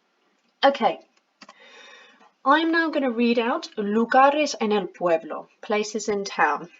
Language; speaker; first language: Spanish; non-native, fluent; English